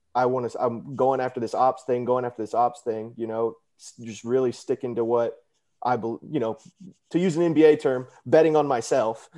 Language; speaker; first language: English; native; English